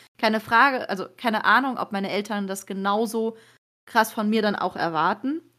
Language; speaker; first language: German; early bilingual, other home language; Persian